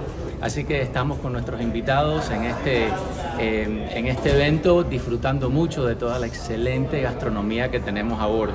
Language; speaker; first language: Spanish; native; Spanish